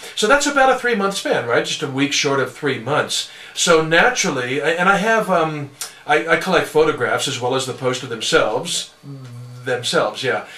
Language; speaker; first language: English; native; English